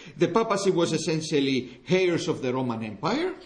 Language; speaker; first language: English; non-native, fluent; Greek